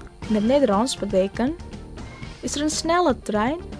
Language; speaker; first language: Dutch; non-native, fluent; Indonesian